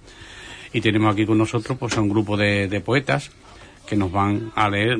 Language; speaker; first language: Spanish; native; Spanish